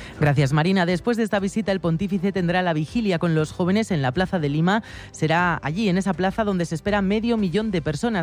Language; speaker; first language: Spanish; native; Spanish